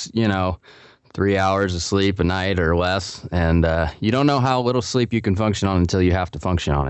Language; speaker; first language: English; native; English